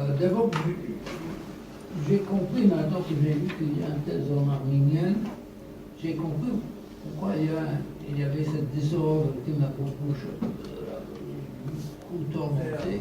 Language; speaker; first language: French; non-native, fluent; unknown